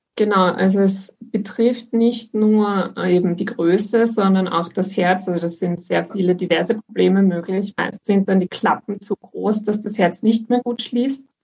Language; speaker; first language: German; native; German